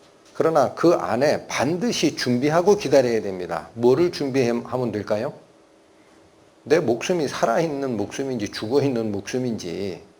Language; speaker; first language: Korean; native; Korean